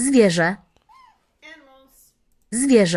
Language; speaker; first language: Polish; non-native, learner; English